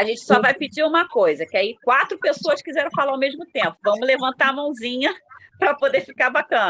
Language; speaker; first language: Portuguese; native; Portuguese